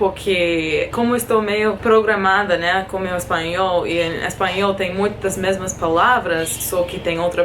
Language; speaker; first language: Portuguese; non-native, fluent; English